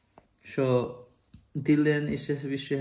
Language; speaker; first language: English; non-native, learner; Nepali